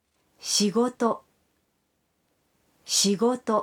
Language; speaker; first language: Japanese; native; Japanese